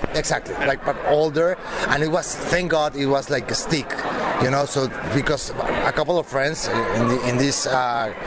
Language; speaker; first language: English; non-native, fluent; Spanish